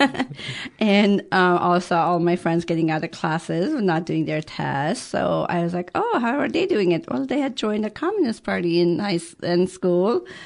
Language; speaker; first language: English; early bilingual, other home language; Persian